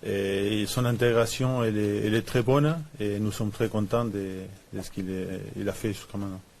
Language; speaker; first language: French; non-native, fluent; Spanish